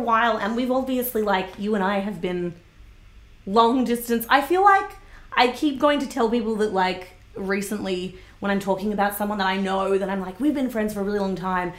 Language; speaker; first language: English; native; English